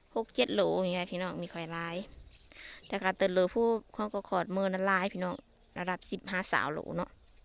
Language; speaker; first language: Thai; native; Thai